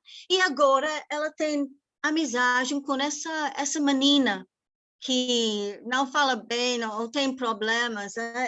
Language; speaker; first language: Portuguese; non-native, fluent; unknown